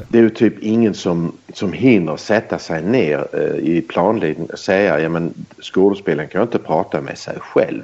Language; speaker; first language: Swedish; early bilingual, heritage; Swedish